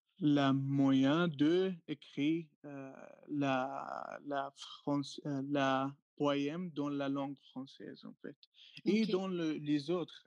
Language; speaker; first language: French; non-native, fluent; Arabic